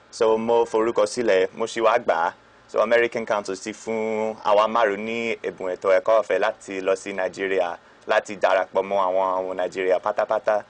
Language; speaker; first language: Yoruba; non-native, fluent; English